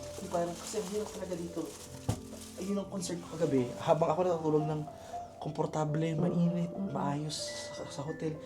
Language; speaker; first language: Filipino; native; Filipino